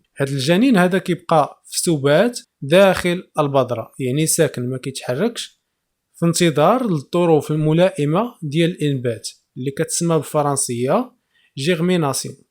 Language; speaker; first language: Arabic; native; Arabic